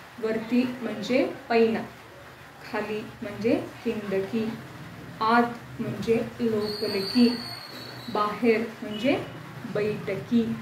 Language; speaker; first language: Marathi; non-native, local second language; Kannada